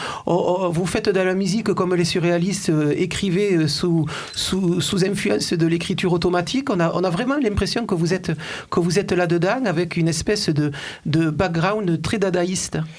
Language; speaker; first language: French; native; French